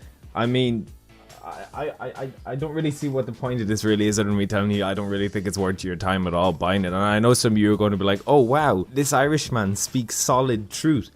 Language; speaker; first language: English; native; English